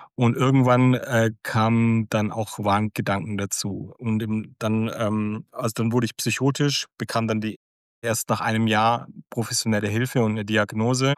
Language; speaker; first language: German; early bilingual, other home language; Croatian